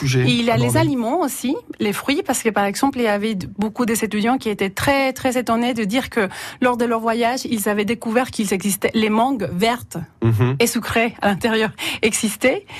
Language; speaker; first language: French; non-native, fluent; Spanish